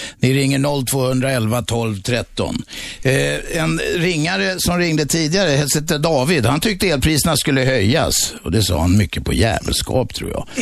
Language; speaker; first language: Swedish; native; Swedish